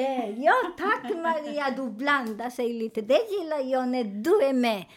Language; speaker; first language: Swedish; non-native, fluent; Spanish